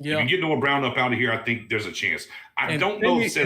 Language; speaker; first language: English; native; English